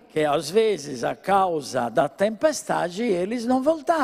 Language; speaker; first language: Portuguese; non-native, fluent; Italian